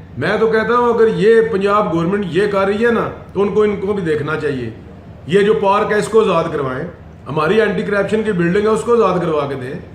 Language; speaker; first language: Urdu; non-native, local second language; Punjabi